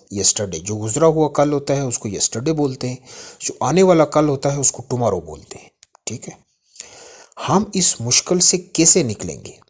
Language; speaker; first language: Urdu; native; Urdu